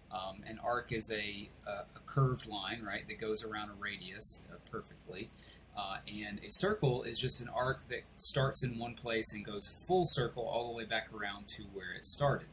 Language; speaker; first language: English; native; English